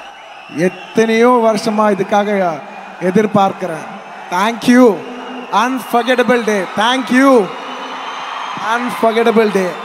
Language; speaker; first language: Tamil; non-native, local second language; Telugu